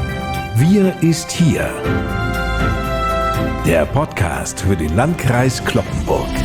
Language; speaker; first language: German; native; German